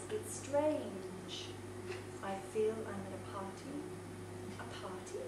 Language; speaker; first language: English; native; English